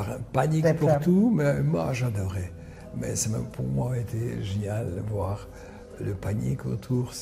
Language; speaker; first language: French; non-native, fluent; Russian